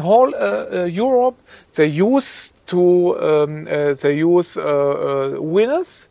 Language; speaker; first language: English; non-native, learner; German